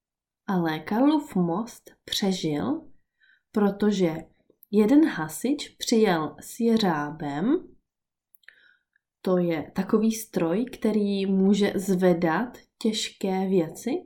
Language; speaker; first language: Czech; native; Czech